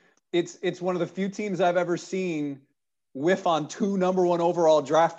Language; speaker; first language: English; native; English